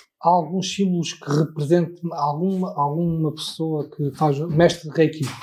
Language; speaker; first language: Portuguese; native; Portuguese